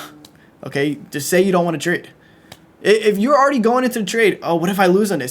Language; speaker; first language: English; native; English